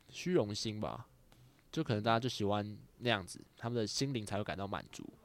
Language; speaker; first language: Chinese; native; Chinese